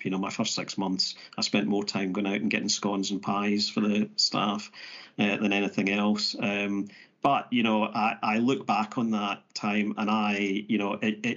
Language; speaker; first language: English; native; English